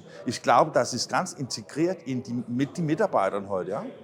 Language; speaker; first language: German; non-native, learner; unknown